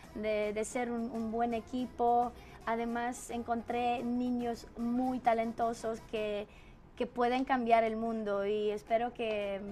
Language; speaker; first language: Spanish; non-native, fluent; Romanian